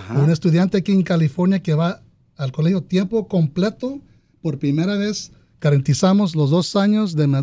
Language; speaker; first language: Spanish; early bilingual, heritage; Spanish